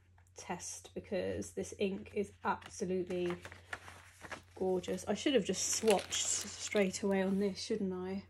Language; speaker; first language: English; native; English